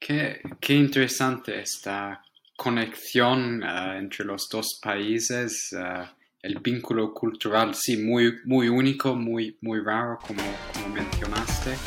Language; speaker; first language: Spanish; non-native, fluent; English